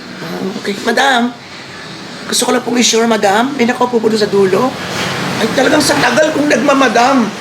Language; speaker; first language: Filipino; native; Filipino